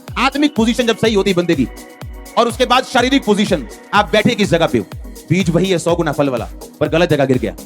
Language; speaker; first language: Hindi; non-native, local second language; Punjabi